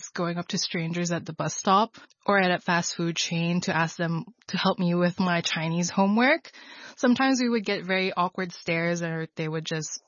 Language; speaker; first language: English; non-native, local second language; Filipino